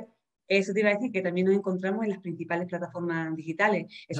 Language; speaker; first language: Spanish; native; Spanish